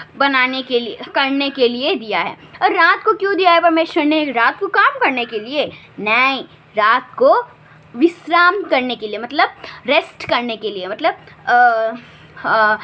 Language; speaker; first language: Hindi; native; Hindi